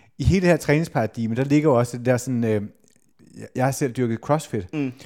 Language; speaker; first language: Danish; native; Danish